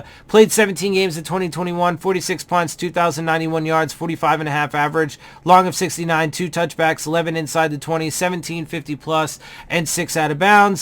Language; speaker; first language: English; native; English